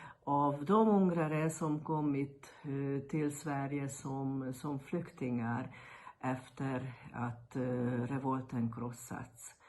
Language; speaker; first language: Swedish; non-native, fluent; Hungarian